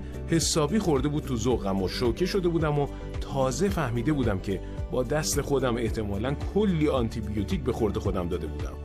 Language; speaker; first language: Persian; native; Persian